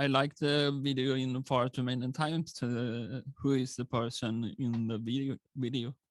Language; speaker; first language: English; non-native, learner; Swedish